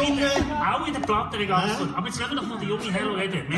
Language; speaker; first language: German; native; German